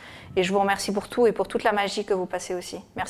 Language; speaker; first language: French; native; French